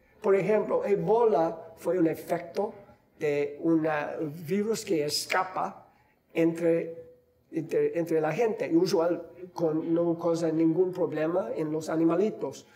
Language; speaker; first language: Spanish; non-native, fluent; English